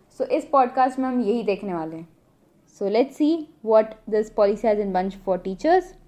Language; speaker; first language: Hindi; non-native, local second language; Gujarati